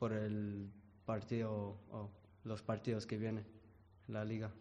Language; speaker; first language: Spanish; early bilingual, heritage; English